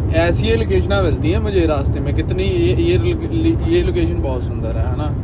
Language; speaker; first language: Hindi; non-native, local second language; Punjabi